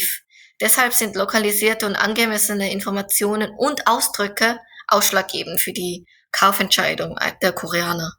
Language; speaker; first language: German; non-native, fluent; Korean